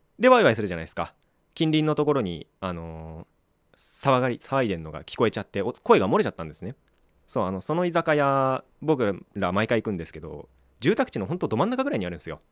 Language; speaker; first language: Japanese; native; Japanese